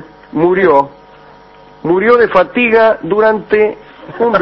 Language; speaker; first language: Spanish; native; Spanish